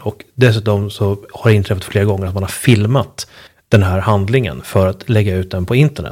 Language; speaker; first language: Swedish; native; Swedish